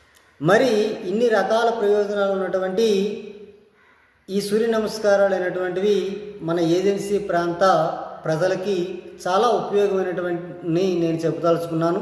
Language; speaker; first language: Telugu; native; Telugu